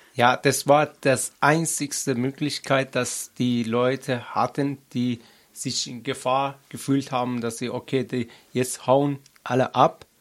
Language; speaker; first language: German; non-native, learner; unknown